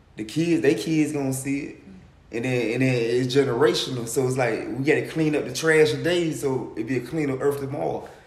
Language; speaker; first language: English; native; English